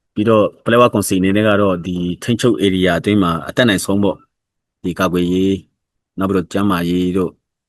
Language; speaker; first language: Burmese; non-native, local second language; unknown